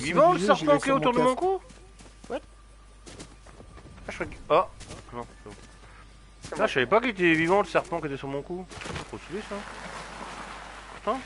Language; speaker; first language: French; native; French